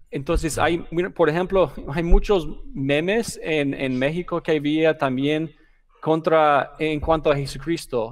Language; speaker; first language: Spanish; non-native, fluent; English